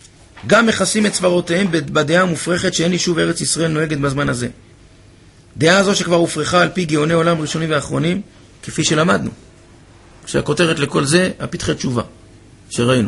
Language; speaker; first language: Hebrew; native; Hebrew